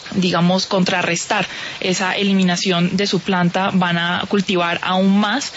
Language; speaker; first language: Spanish; native; Spanish